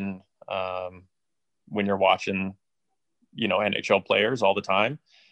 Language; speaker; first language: English; native; English